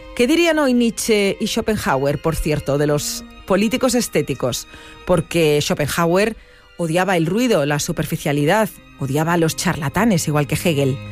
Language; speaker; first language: Spanish; native; Spanish